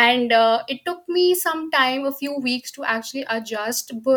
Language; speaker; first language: English; non-native, local second language; Hindi